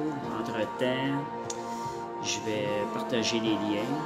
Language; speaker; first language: French; native; French